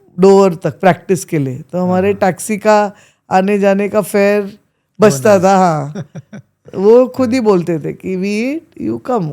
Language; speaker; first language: Hindi; non-native, local second language; Marathi